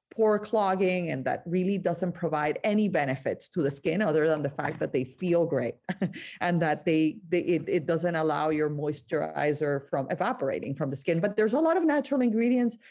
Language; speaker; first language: English; non-native, fluent; Spanish